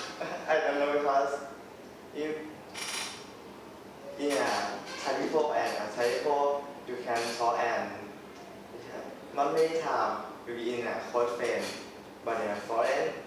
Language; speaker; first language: English; non-native, learner; Thai